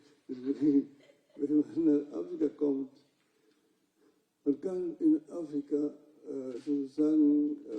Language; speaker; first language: German; non-native, fluent; Luo (Kenya and Tanzania)